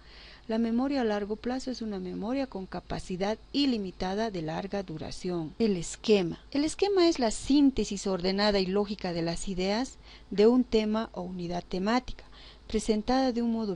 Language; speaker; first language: Spanish; native; Spanish